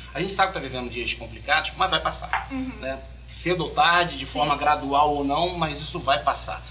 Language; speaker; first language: Portuguese; native; Portuguese